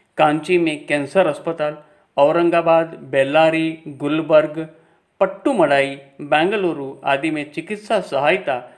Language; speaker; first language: Hindi; non-native, local second language; Gujarati